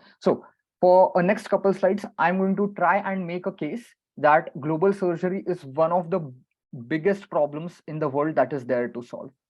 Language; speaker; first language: English; non-native, local second language; Marathi